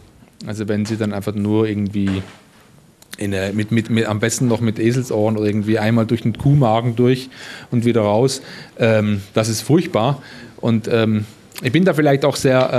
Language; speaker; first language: German; native; German